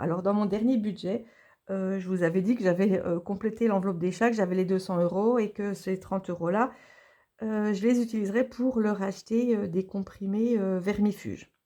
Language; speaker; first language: French; native; French